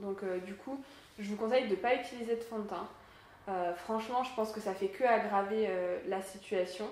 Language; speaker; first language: French; native; French